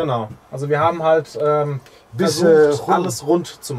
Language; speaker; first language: German; native; German